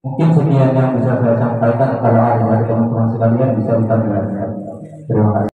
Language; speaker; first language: Indonesian; non-native, local second language; Batak Toba